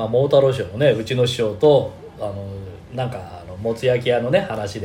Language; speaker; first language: Japanese; native; Japanese